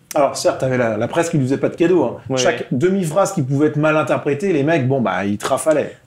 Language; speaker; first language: French; native; French